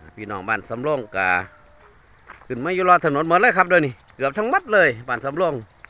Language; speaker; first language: Thai; native; Thai